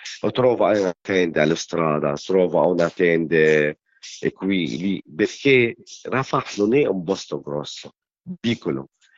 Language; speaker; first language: Italian; non-native, learner; Arabic